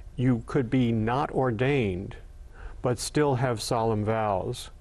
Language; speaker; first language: English; native; English